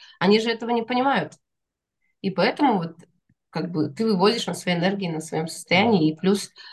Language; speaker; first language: Russian; non-native, local second language; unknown